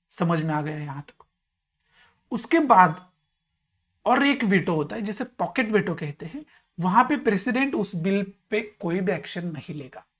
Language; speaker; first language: Hindi; non-native, local second language; Marathi